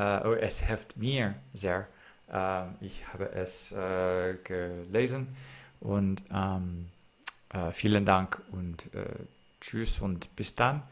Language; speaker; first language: German; non-native, learner; English